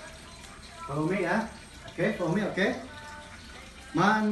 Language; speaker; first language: English; non-native, learner; Indonesian